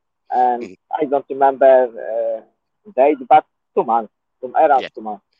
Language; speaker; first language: English; non-native, learner; Polish